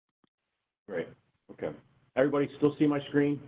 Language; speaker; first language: English; native; English